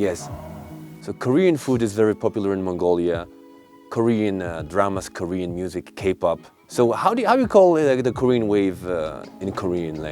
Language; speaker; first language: English; non-native, local second language; Mongolian